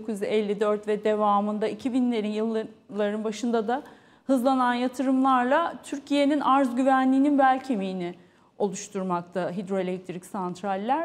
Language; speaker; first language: Turkish; native; Turkish